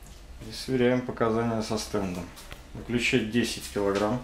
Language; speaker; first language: Russian; native; Russian